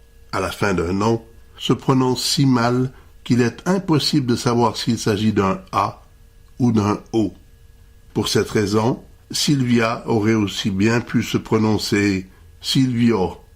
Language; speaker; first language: French; native; French